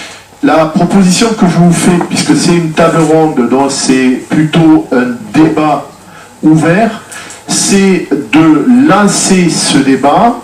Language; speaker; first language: French; native; French